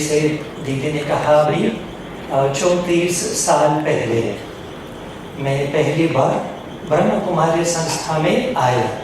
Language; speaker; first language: Hindi; non-native, fluent; Russian